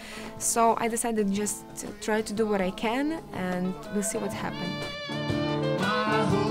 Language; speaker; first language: English; non-native, learner; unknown